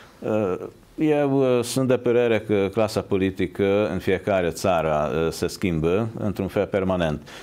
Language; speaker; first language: Romanian; non-native, fluent; Hungarian